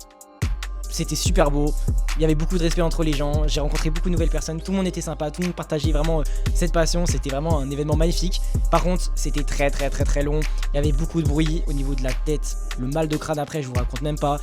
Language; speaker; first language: French; native; French